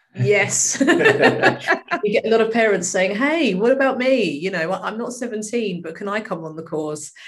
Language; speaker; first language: English; native; English